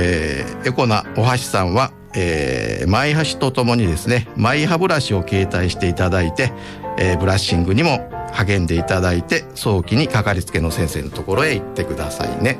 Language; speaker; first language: Japanese; native; Japanese